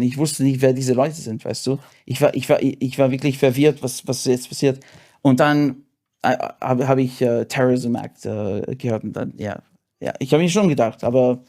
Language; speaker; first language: German; non-native, fluent; English